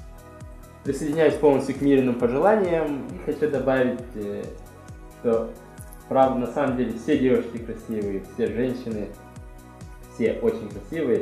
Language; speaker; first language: Russian; native; Russian